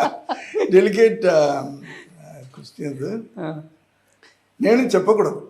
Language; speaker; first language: Telugu; non-native, learner; Tamil